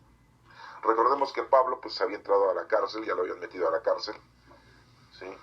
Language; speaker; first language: Spanish; native; Spanish